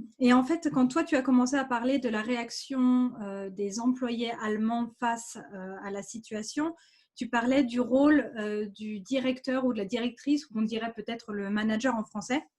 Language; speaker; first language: French; native; French